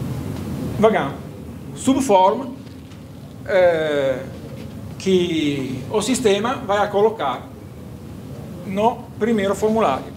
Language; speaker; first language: Portuguese; non-native, fluent; Italian